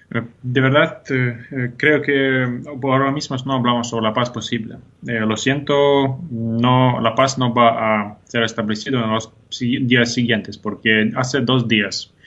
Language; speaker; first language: Spanish; non-native, fluent; Ukrainian